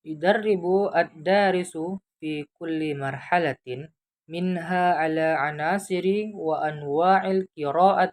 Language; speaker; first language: Arabic; non-native, fluent; Indonesian